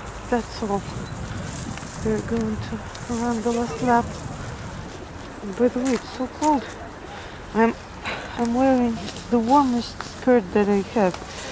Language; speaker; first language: English; non-native, fluent; Russian